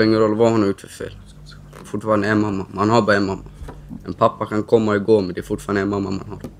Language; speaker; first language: Swedish; early bilingual, other home language; Romany